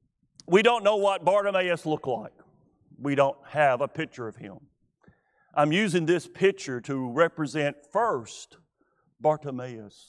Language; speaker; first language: English; native; English